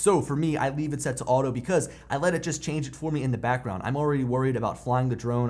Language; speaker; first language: English; native; English